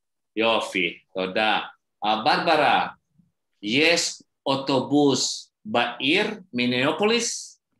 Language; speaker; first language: Hebrew; non-native, fluent; Indonesian